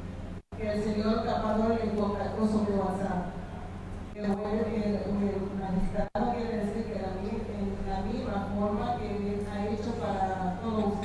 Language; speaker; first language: Spanish; non-native, fluent; Haitian Creole